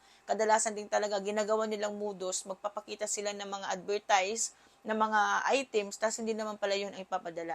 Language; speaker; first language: Filipino; native; Filipino